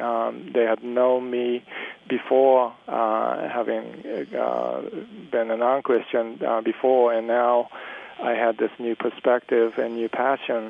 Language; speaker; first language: English; early bilingual, other home language; Japanese